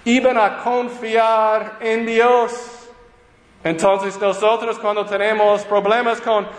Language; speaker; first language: Spanish; non-native, fluent; English